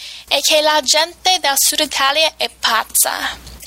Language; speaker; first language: Italian; non-native, fluent; English